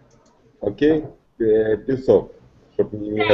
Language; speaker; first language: Russian; native; Russian